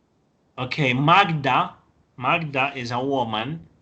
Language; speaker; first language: English; non-native, fluent; Spanish